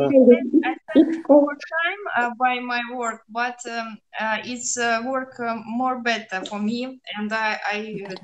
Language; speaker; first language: English; non-native, learner; Russian